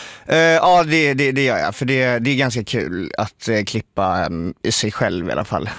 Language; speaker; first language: Swedish; native; Swedish